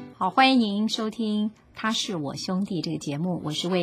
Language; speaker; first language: Chinese; native; Chinese